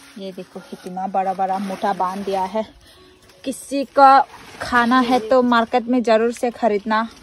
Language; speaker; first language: Hindi; non-native, local second language; Chakma